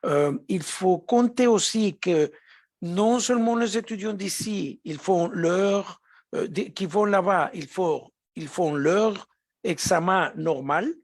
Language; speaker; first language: French; non-native, fluent; Spanish